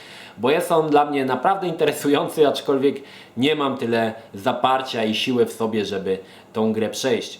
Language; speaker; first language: Polish; native; Polish